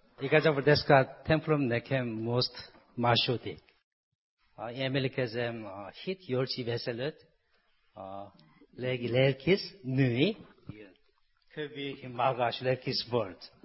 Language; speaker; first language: Hungarian; non-native, learner; Korean